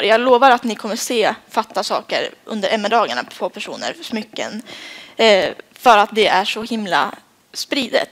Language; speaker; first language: Swedish; native; Swedish